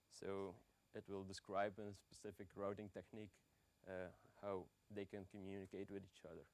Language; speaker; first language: English; non-native, fluent; Dutch